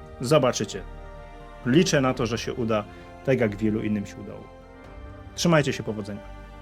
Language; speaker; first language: Polish; native; Polish